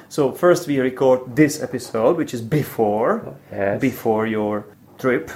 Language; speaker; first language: English; non-native, fluent; Czech